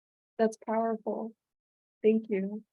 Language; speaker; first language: English; native; English